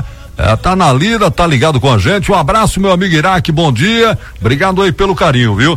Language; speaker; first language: Portuguese; native; Portuguese